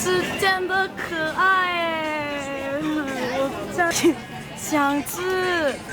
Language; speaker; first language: Chinese; non-native, learner; English